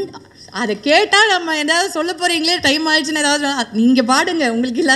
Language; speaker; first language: Tamil; native; Tamil